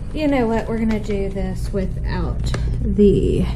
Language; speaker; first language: English; native; English